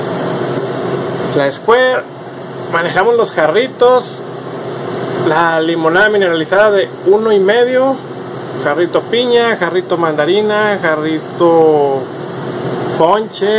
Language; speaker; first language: Spanish; native; Spanish